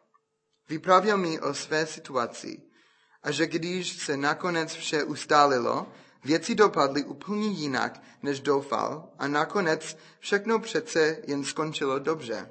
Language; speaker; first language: Czech; non-native, fluent; English